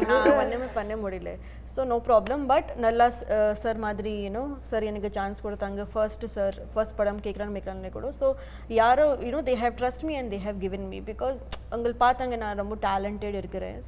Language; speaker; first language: Tamil; non-native, learner; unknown